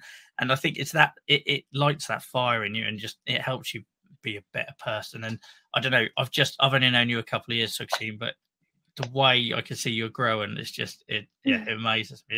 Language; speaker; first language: English; native; English